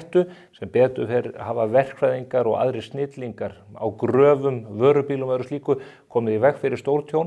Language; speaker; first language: Icelandic; native; Icelandic